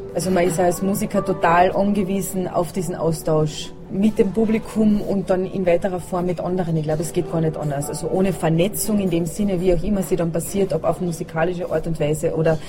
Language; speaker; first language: German; native; German